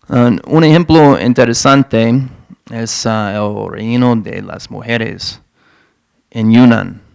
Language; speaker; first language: Spanish; non-native, fluent; English